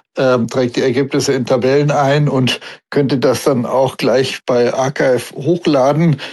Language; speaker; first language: German; native; German